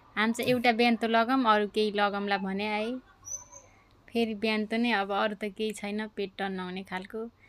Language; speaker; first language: Nepali; native; Nepali